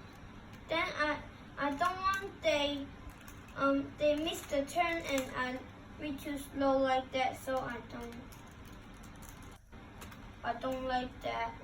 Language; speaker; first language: English; non-native, local second language; Cantonese